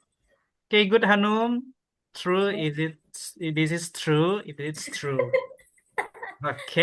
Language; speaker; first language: English; non-native, learner; Indonesian